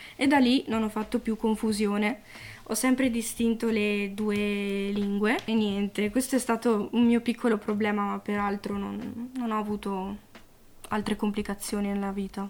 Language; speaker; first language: Italian; early bilingual, other home language; Albanian